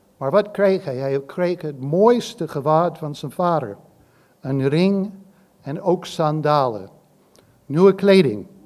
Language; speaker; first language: Dutch; non-native, fluent; English